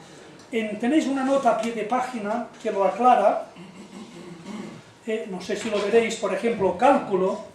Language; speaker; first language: Spanish; native; Spanish